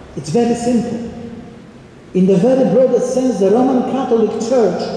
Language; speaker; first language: English; non-native, fluent; Polish